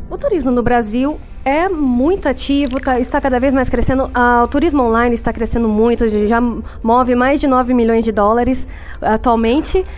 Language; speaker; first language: Portuguese; native; Portuguese